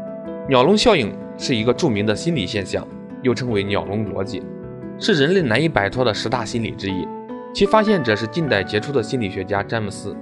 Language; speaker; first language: Chinese; native; Chinese